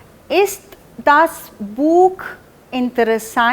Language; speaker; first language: German; non-native, fluent; Hindi